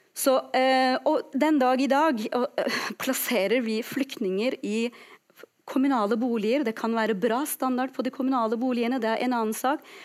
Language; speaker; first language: Norwegian; non-native, fluent; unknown